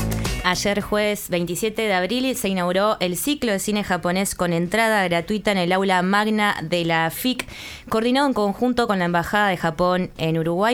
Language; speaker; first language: Spanish; native; Spanish